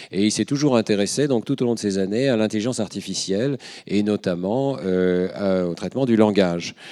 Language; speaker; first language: French; native; French